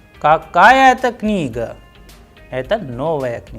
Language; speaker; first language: Russian; non-native, fluent; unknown